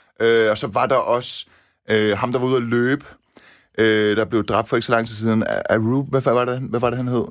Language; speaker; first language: Danish; early bilingual, other home language; Persian